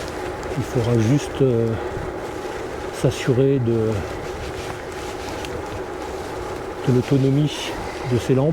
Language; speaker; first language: French; native; French